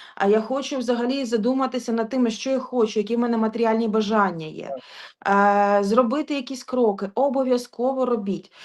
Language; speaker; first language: Ukrainian; non-native, local second language; Russian